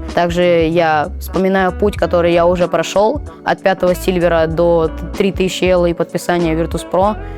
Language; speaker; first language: Russian; native; Russian